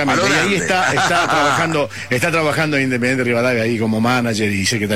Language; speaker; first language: Spanish; native; Spanish